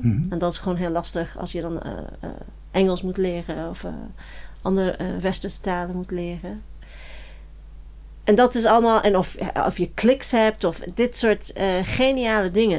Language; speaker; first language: Dutch; non-native, fluent; English